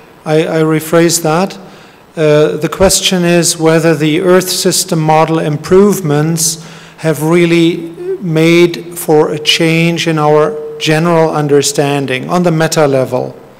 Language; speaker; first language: English; non-native, fluent; German